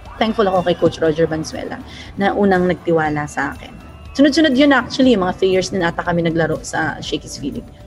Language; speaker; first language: Filipino; non-native, local second language; Hiligaynon